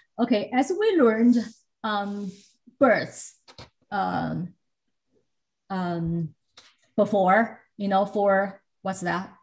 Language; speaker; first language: English; non-native, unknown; Chinese